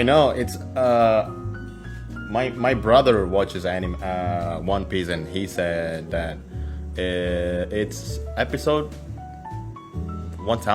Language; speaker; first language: English; non-native, fluent; Indonesian